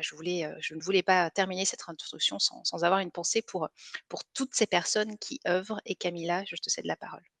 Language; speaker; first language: French; native; French